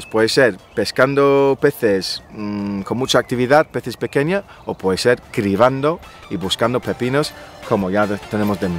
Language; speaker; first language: Spanish; non-native, fluent; English